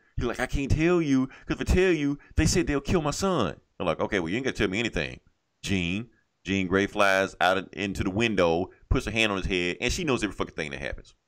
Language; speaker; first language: English; native; English